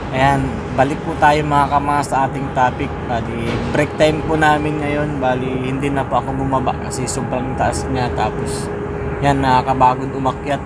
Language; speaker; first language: Filipino; native; Filipino